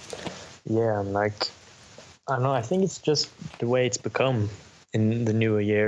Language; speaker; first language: English; non-native, fluent; Norwegian